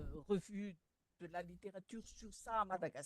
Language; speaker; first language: French; non-native, local second language; Malagasy